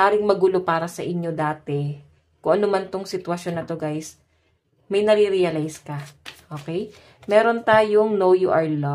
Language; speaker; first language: Filipino; native; Filipino